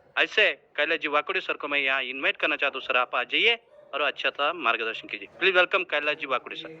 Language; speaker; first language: Hindi; non-native, local second language; Marathi